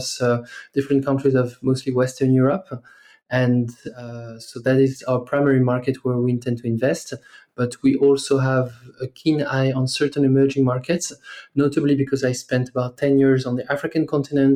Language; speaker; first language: English; non-native, fluent; French